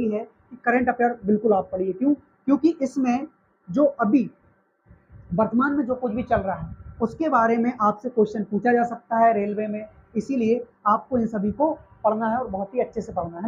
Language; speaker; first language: Hindi; native; Hindi